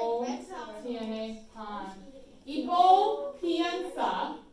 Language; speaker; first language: Spanish; non-native, fluent; English